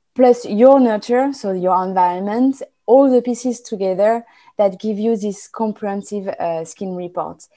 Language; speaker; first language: English; non-native, fluent; French